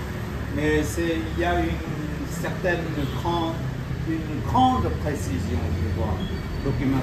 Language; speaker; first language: French; non-native, fluent; Vietnamese